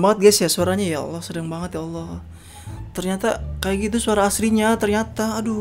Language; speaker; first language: Indonesian; native; Indonesian